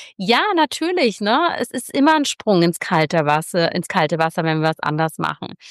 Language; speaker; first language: German; native; German